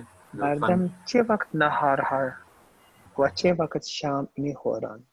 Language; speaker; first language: Persian; non-native, learner; Urdu